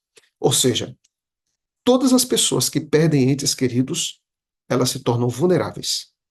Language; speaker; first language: Portuguese; native; Portuguese